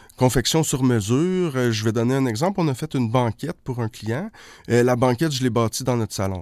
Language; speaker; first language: French; native; French